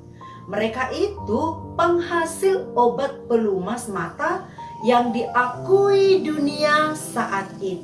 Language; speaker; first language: Indonesian; native; Indonesian